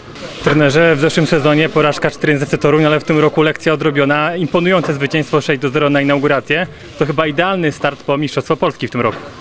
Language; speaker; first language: Polish; native; Polish